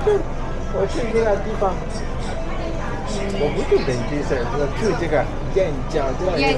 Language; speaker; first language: Chinese; non-native, learner; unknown